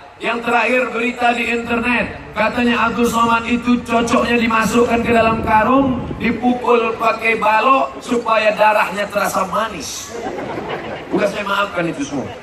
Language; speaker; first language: Indonesian; native; Indonesian